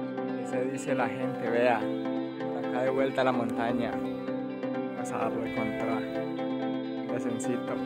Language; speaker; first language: Spanish; native; Spanish